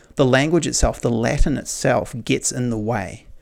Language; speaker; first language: English; native; English